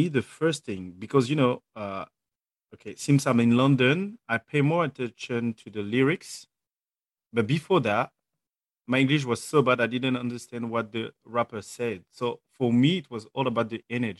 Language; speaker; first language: English; non-native, fluent; French